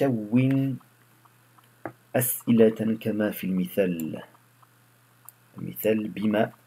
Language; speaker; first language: Arabic; non-native, fluent; French